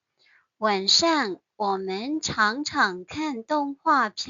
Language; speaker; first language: Chinese; non-native, fluent; Burmese